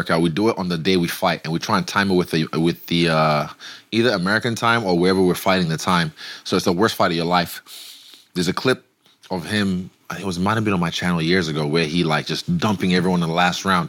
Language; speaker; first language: English; non-native, local second language; Yoruba